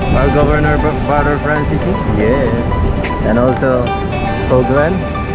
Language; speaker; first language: English; non-native, local second language; Filipino